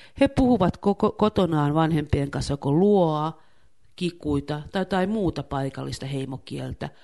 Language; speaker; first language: Finnish; native; Finnish